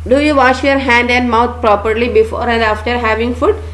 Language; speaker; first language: English; non-native, local second language; Malayalam